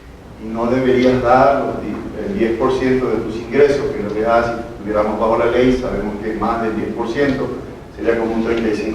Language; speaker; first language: Spanish; native; Spanish